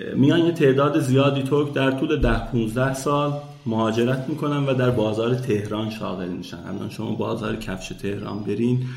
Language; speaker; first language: Persian; non-native, local second language; Azerbaijani